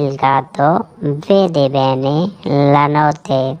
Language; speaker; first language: Italian; non-native, learner; Urdu